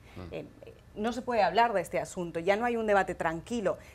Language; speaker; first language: Spanish; native; Spanish